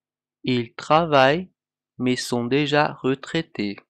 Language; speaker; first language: French; non-native, fluent; Portuguese